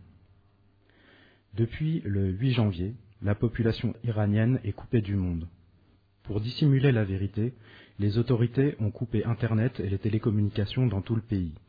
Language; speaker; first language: French; native; French